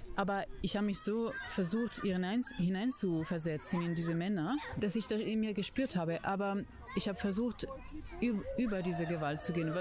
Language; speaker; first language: German; non-native, fluent; Italian